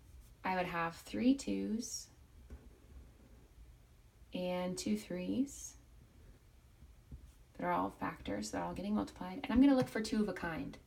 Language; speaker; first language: English; native; English